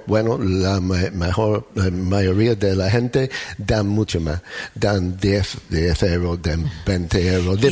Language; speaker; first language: Spanish; non-native, learner; English